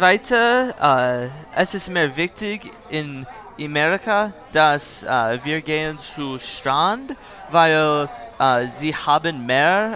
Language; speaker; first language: German; non-native, learner; English